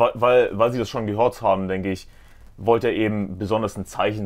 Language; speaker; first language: German; native; German